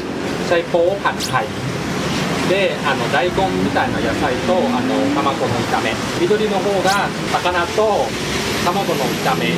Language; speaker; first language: Japanese; non-native, learner; Thai